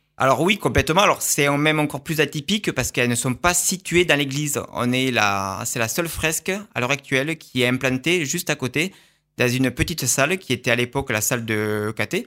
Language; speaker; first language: French; native; French